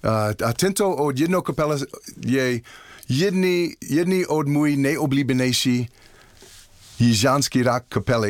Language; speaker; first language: Czech; non-native, learner; English